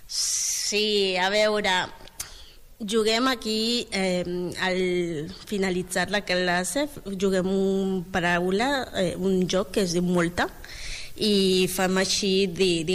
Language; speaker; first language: Catalan; non-native, learner; Spanish